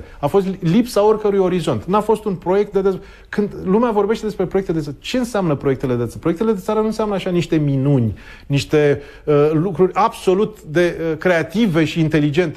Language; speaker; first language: Romanian; native; Romanian